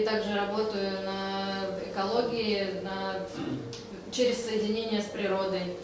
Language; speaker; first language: Russian; native; Russian